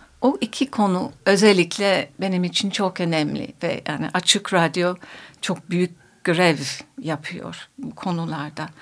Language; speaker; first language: Turkish; non-native, fluent; English